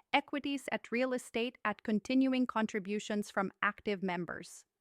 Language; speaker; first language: English; non-native, local second language; Filipino